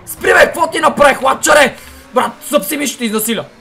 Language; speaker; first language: Bulgarian; native; Bulgarian